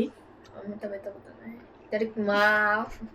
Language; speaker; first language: Japanese; non-native, local second language; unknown